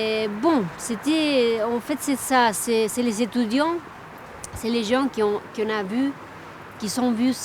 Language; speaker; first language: French; non-native, fluent; Spanish